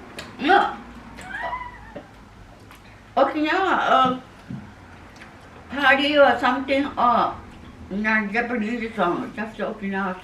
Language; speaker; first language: English; non-native, learner; Japanese